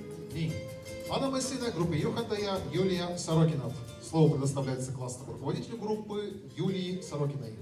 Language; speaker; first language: Russian; native; Russian